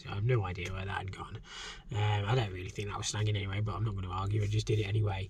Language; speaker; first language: English; native; English